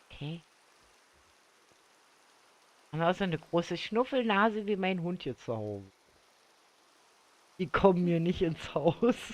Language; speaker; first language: German; native; German